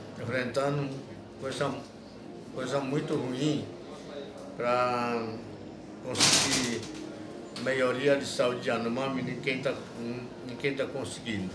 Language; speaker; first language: Portuguese; non-native, local second language; Yanomámi